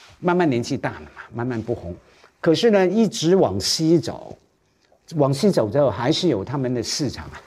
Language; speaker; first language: Chinese; non-native, local second language; Cantonese